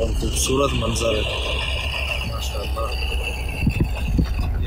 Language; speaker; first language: Urdu; native; Urdu